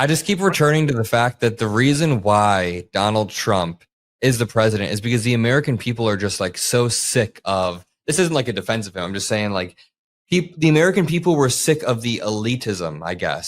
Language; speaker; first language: English; native; English